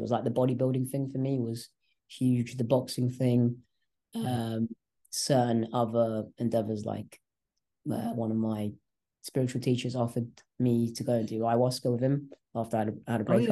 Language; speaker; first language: English; native; English